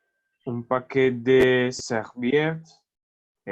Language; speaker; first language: French; non-native, learner; Spanish